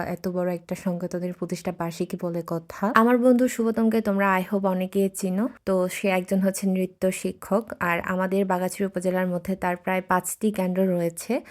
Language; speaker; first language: Bangla; non-native, local second language; Chakma